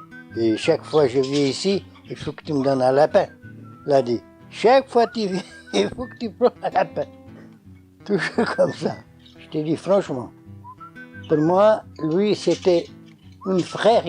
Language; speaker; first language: French; non-native, learner; Portuguese